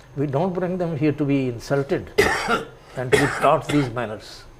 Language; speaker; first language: English; non-native, local second language; Urdu